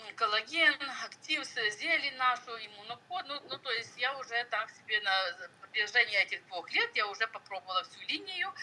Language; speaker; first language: Russian; non-native, local second language; Ukrainian